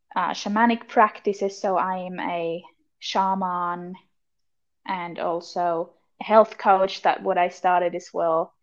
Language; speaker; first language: English; non-native, fluent; German